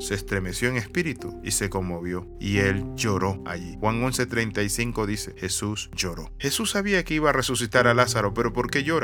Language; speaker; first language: Spanish; native; Spanish